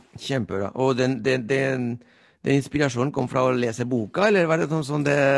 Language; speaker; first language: Norwegian; non-native, fluent; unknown